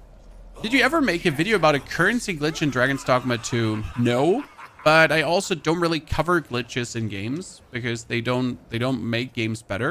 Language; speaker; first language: English; non-native, fluent; German